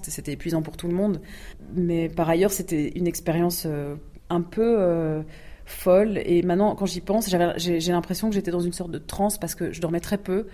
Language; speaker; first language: French; early bilingual, other home language; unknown